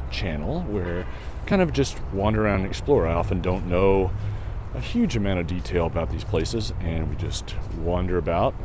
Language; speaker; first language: English; native; English